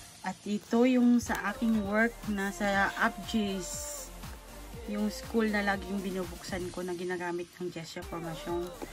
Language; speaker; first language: Filipino; native; Filipino